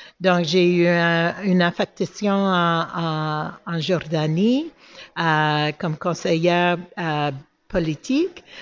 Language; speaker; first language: French; non-native, local second language; English